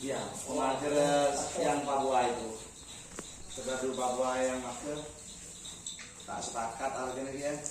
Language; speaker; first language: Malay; non-native, local second language; Madurese